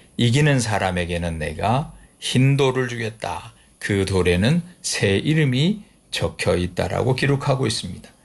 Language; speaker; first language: Korean; native; Korean